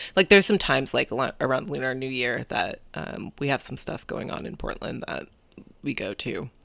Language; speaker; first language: English; early bilingual, other home language; Japanese